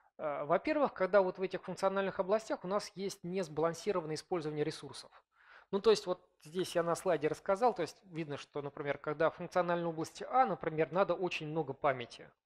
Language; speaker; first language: Russian; native; Russian